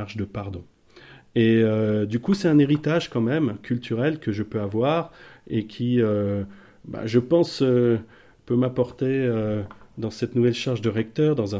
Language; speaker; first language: French; native; French